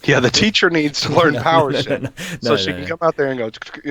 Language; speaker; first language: English; native; English